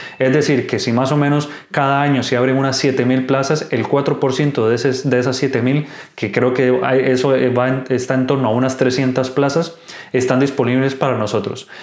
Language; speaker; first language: Spanish; native; Spanish